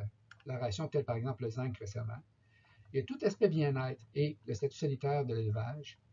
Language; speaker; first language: French; native; French